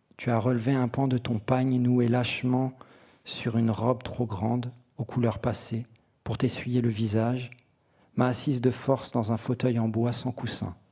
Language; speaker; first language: French; native; French